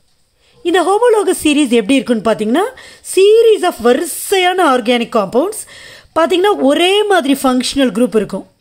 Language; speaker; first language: Tamil; native; Tamil